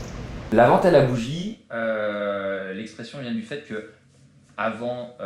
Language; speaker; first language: French; native; French